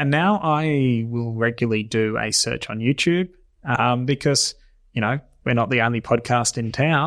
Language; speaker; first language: English; native; English